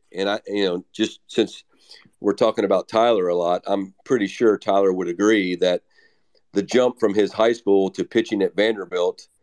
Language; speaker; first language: English; native; English